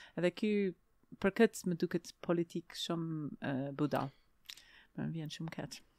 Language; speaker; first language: Albanian; non-native, fluent; English